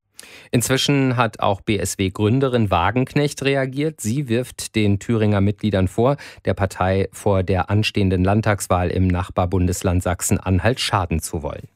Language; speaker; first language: German; native; German